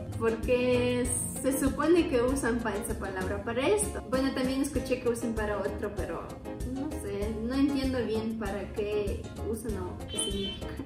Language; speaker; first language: Spanish; non-native, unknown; Ukrainian